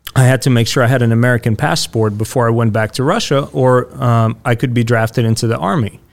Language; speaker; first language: English; early bilingual, other home language; Russian